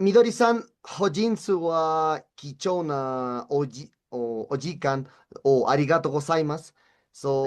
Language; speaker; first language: Japanese; non-native, learner; Spanish